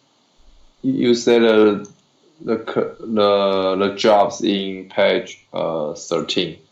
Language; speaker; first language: English; non-native, learner; Chinese